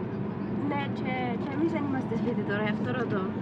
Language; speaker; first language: Greek; non-native, fluent; Arabic